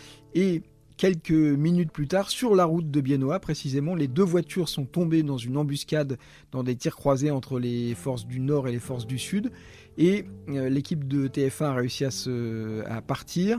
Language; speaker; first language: French; native; French